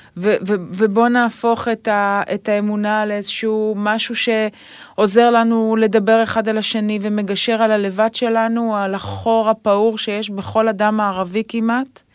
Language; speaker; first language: Hebrew; native; Hebrew